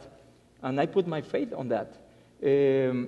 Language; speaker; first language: English; non-native, fluent; Spanish